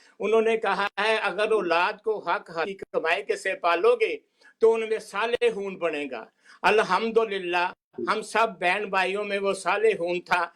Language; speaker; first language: Urdu; non-native, local second language; Punjabi